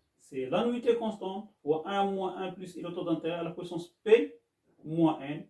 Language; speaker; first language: French; non-native, local second language; Arabic